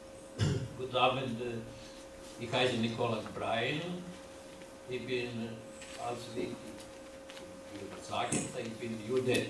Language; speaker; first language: German; non-native, learner; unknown